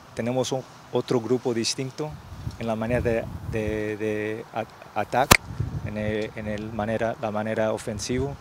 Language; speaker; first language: Spanish; non-native, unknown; English